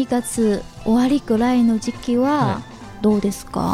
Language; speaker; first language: Japanese; non-native, fluent; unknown